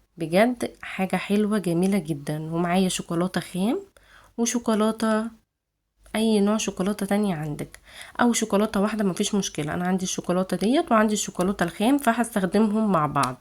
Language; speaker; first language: Arabic; native; Arabic